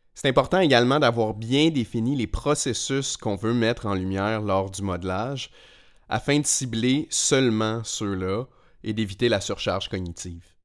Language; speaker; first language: French; native; French